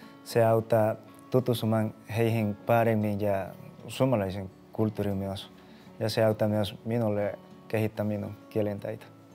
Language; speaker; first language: Finnish; non-native, learner; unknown